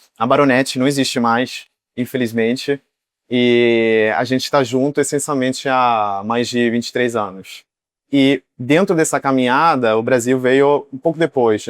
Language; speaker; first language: Portuguese; non-native, fluent; Italian